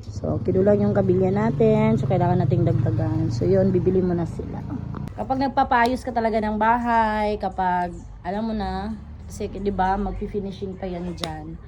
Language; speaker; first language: Filipino; non-native, local second language; Cebuano